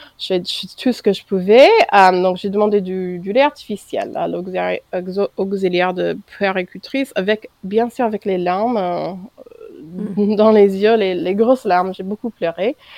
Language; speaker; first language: French; non-native, fluent; English